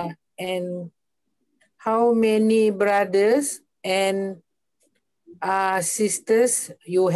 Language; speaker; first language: English; non-native, learner; Malay